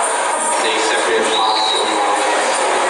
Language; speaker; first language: Portuguese; non-native, fluent; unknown